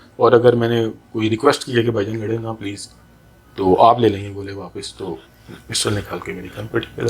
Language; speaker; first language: Urdu; non-native, local second language; Punjabi